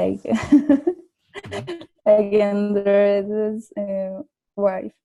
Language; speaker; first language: English; non-native, learner; Spanish